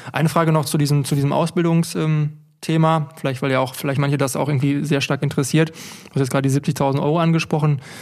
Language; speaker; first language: German; native; German